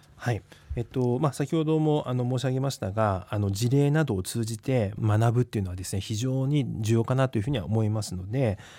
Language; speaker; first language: Japanese; native; Japanese